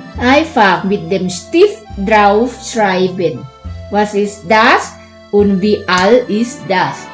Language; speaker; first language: German; non-native, fluent; Thai